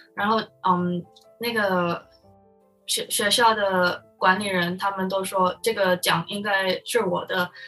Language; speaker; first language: Chinese; non-native, fluent; Min Nan Chinese